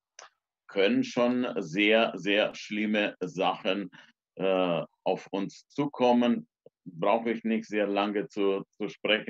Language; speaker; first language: German; non-native, fluent; Romanian